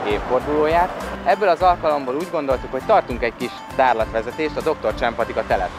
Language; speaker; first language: Hungarian; native; Hungarian